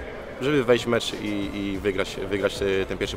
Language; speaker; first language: Polish; native; Polish